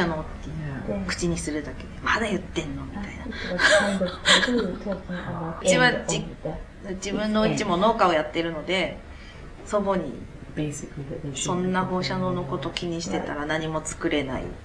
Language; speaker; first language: Japanese; native; Japanese